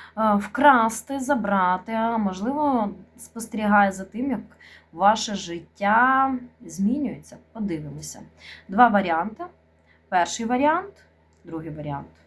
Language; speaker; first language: Ukrainian; non-native, local second language; Russian